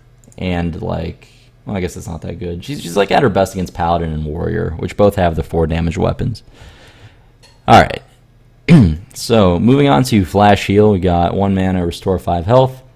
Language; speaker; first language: English; native; English